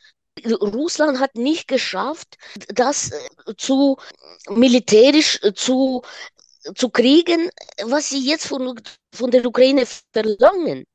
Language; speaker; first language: German; non-native, fluent; Ukrainian